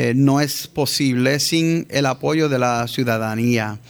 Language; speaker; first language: Spanish; early bilingual, heritage; Spanish